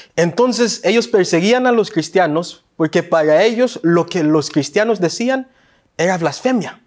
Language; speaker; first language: Spanish; early bilingual, heritage; Spanish